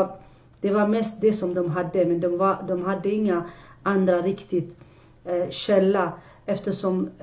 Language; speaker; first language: Swedish; non-native, fluent; Arabic